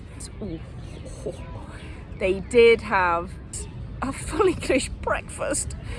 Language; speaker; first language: English; native; English